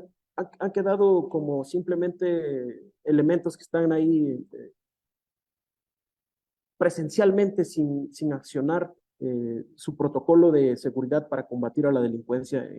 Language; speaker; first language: Spanish; native; Spanish